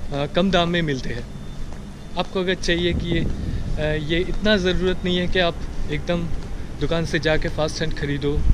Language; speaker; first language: Hindi; non-native, local second language; Bangla